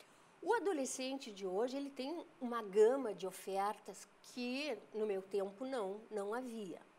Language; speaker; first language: Portuguese; native; Portuguese